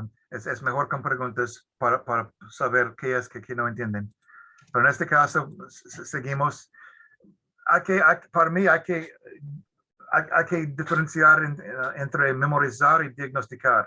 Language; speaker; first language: Spanish; non-native, fluent; English